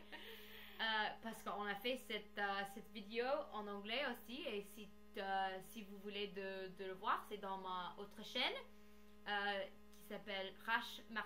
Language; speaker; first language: French; non-native, learner; English